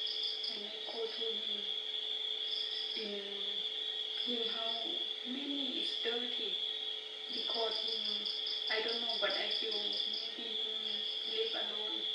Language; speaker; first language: English; non-native, learner; Thai